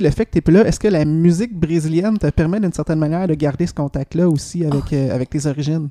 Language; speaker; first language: French; native; French